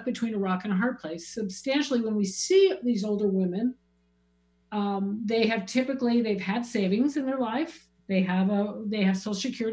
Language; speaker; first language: English; native; English